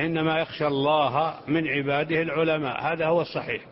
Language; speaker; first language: Arabic; native; Arabic